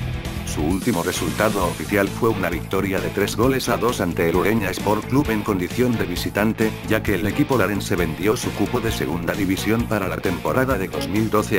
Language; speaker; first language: Spanish; native; Spanish